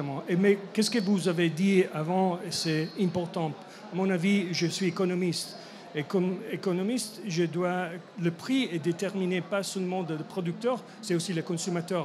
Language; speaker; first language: French; non-native, fluent; English